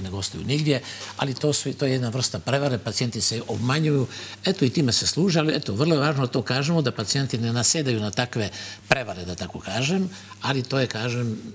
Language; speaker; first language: Bosnian; native; Bosnian